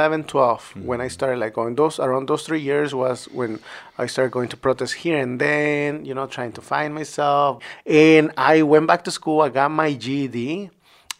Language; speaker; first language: English; non-native, fluent; Spanish